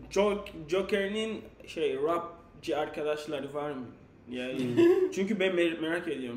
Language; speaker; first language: Turkish; non-native, learner; English